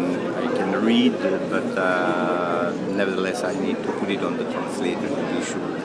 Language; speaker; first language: English; non-native, learner; Khmer